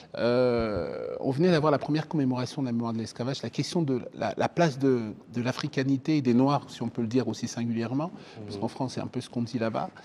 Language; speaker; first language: French; early bilingual, other home language; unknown